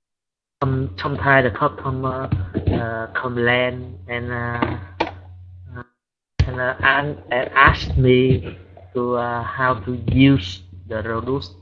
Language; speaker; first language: English; non-native, learner; Vietnamese